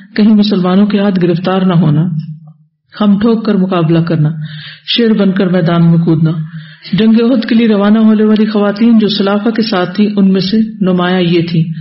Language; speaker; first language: Urdu; native; Urdu